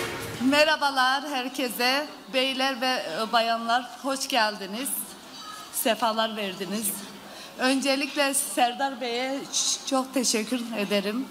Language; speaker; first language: Turkish; early bilingual, heritage; Turkish